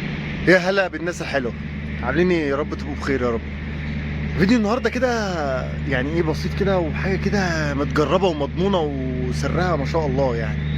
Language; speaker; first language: Arabic; native; Arabic